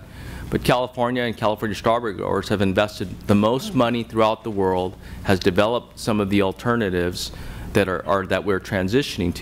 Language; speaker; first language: English; native; English